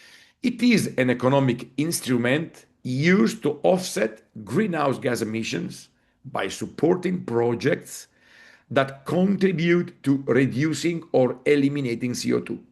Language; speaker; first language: English; non-native, fluent; Italian